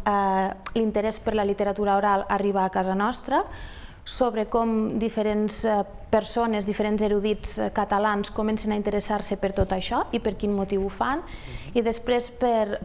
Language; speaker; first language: Catalan; native; Catalan